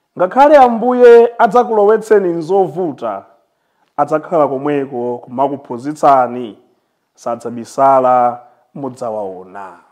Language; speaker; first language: Nyanja; native; Nyanja